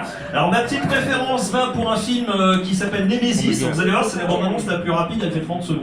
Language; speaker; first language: French; native; French